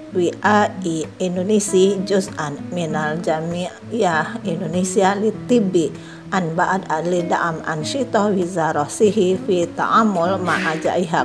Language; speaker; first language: Arabic; non-native, fluent; Indonesian